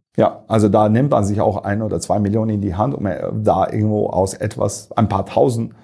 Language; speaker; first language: German; non-native, fluent; Turkish